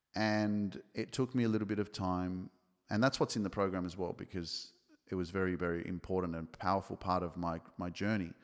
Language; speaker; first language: English; early bilingual, other home language; Polish